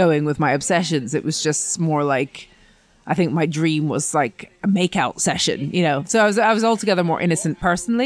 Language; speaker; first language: English; native; English